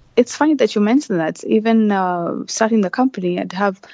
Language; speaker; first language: English; non-native, local second language; Swahili